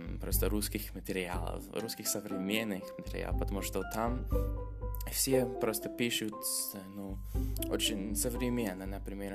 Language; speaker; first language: Russian; non-native, fluent; English